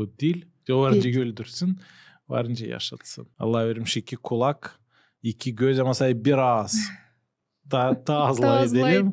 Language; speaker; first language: Turkish; non-native, local second language; Gagauz